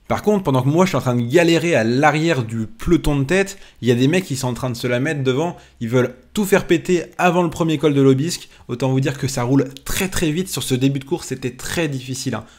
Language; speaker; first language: French; native; French